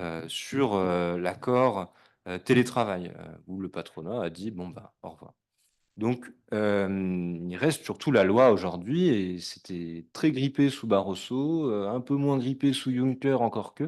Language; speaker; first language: French; native; French